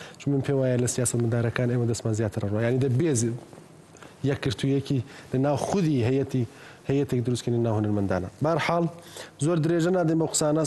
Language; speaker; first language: Central Kurdish; early bilingual, heritage; Central Kurdish